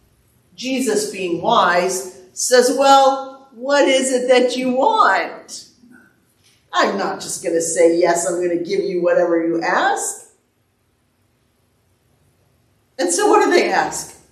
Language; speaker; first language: English; native; English